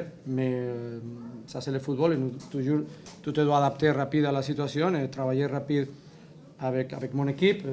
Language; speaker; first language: French; non-native, learner; Spanish